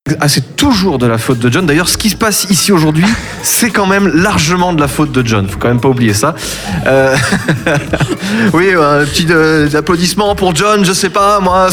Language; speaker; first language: French; native; French